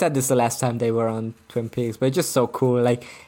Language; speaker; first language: English; non-native, fluent; German